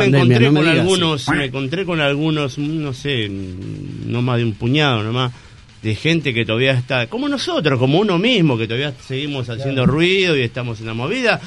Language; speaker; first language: Spanish; native; Spanish